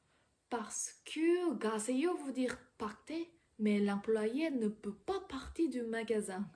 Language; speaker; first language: French; non-native, fluent; Korean